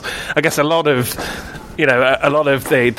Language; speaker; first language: English; native; English